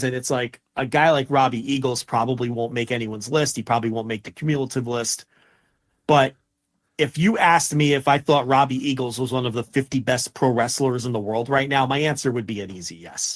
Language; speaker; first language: English; native; English